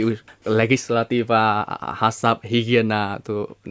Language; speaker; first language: Czech; non-native, fluent; Vietnamese